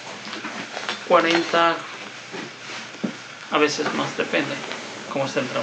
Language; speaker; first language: Spanish; native; Spanish